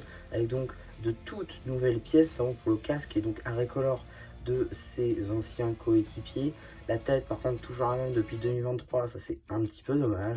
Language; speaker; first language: French; native; French